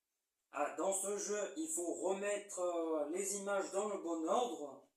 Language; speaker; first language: French; native; French